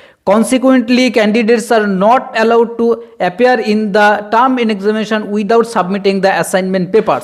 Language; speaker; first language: English; non-native, local second language; Bangla